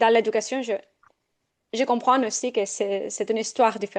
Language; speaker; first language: French; non-native, fluent; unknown